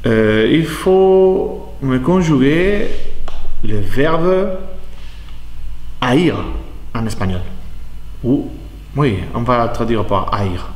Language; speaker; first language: French; non-native, fluent; Spanish